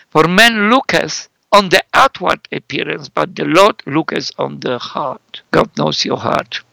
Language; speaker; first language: English; non-native, fluent; Polish